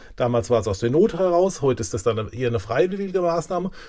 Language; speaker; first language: German; native; German